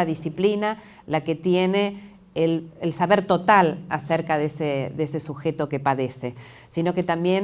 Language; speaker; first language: Spanish; native; Spanish